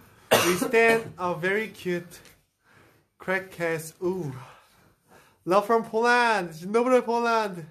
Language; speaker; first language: English; non-native, learner; Korean